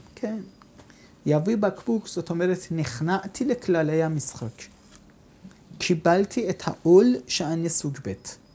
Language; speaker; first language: Hebrew; non-native, fluent; Persian